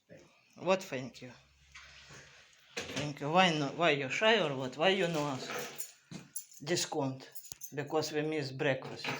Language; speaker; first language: English; non-native, learner; Russian